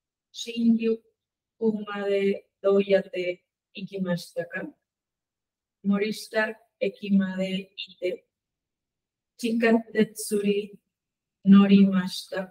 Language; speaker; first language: Japanese; non-native, learner; Spanish